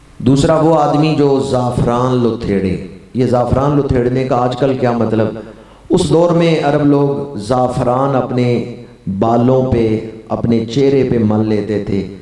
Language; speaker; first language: Urdu; non-native, local second language; Punjabi